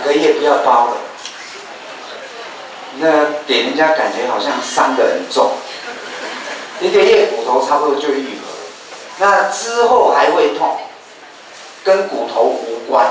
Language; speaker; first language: Chinese; native; Chinese